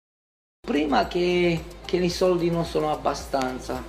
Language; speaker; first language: Italian; non-native, fluent; Romanian